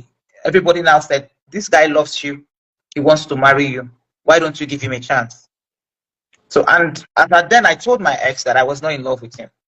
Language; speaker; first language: English; non-native, local second language; Igbo